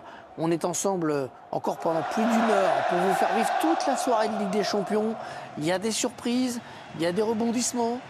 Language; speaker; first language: French; native; French